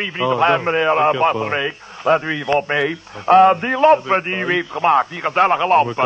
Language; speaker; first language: Dutch; native; Dutch